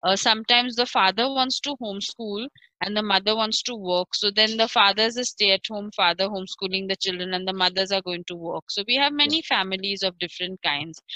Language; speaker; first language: English; non-native, local second language; Marathi